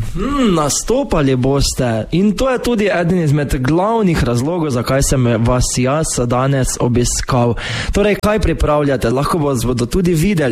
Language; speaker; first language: Slovenian; native; Slovenian